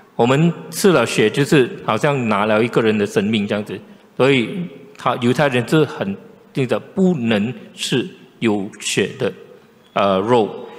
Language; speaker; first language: Chinese; native; Chinese